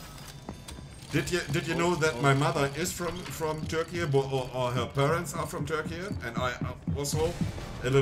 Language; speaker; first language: English; non-native, fluent; German